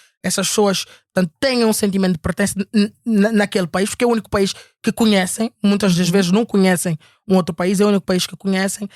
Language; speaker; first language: Portuguese; native; Portuguese